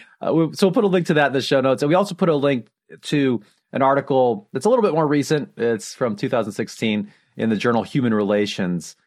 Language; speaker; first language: English; native; English